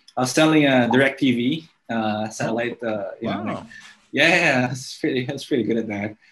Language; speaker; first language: English; native; English